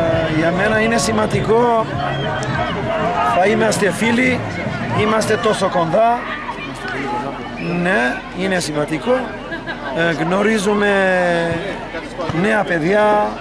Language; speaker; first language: Greek; non-native, learner; Albanian